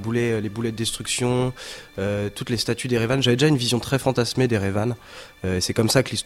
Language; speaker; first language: French; native; French